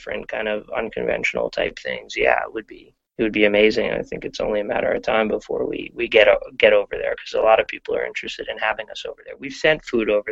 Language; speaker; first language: English; native; English